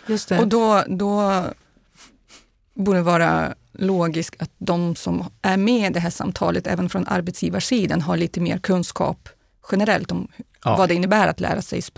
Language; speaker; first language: Swedish; non-native, fluent; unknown